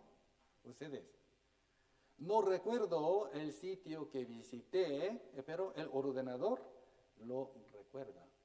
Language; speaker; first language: Spanish; non-native, fluent; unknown